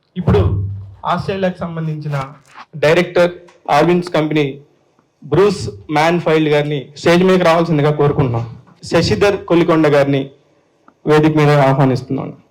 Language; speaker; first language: Telugu; native; Telugu